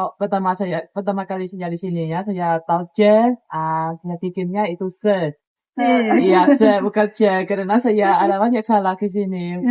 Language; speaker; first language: Indonesian; non-native, learner; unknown